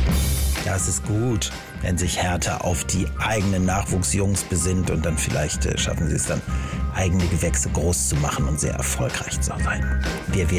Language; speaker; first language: German; native; German